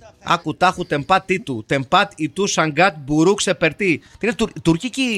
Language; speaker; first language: Greek; native; Greek